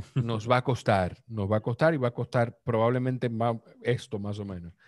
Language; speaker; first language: Spanish; native; Spanish